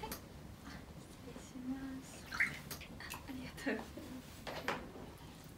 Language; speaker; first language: Japanese; early bilingual, other home language; Portuguese